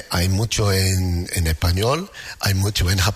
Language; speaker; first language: Spanish; non-native, learner; English